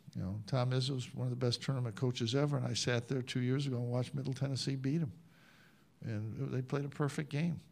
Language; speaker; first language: English; native; English